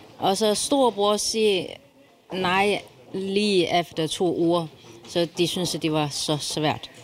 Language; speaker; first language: Danish; non-native, learner; Chinese